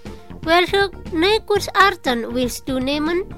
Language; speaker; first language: German; non-native, fluent; Indonesian